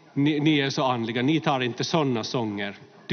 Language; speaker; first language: Swedish; non-native, fluent; Finnish